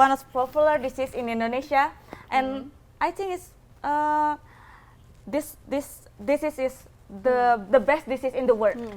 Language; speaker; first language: English; non-native, learner; Indonesian